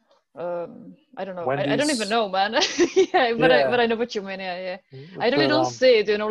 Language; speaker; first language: English; non-native, fluent; Czech